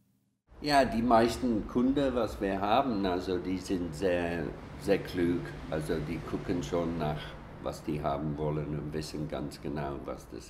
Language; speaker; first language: German; non-native, fluent; English